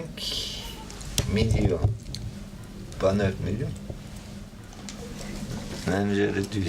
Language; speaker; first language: French; non-native, learner; Turkish